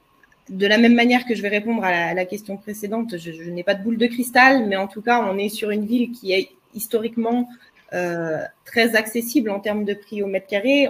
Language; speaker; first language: French; native; French